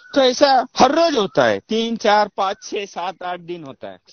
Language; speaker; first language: Hindi; non-native, local second language; Marathi